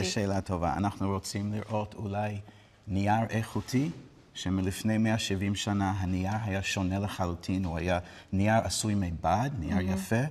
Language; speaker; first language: Hebrew; non-native, fluent; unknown